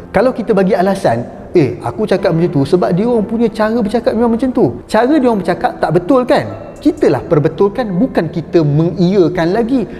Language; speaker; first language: Malay; native; Malay